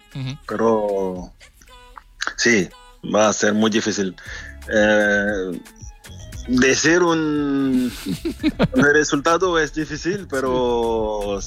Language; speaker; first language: Spanish; non-native, fluent; French